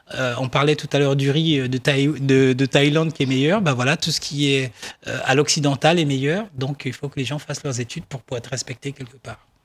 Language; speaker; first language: French; non-native, local second language; Baoulé